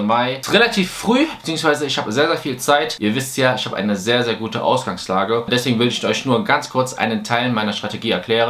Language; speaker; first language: German; native; German